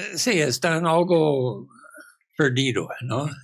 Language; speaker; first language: Spanish; non-native, fluent; English